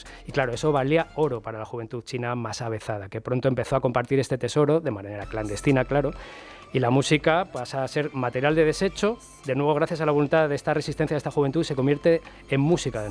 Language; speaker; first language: Spanish; native; Spanish